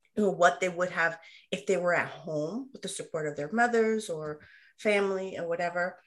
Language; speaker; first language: English; early bilingual, other home language; Spanish